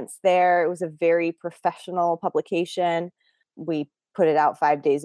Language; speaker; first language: English; native; English